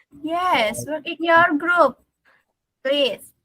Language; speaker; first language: English; non-native, learner; Indonesian